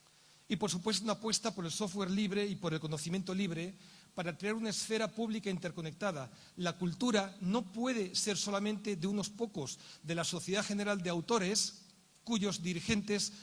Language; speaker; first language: Spanish; native; Spanish